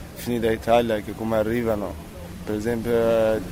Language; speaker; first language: Italian; non-native, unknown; Persian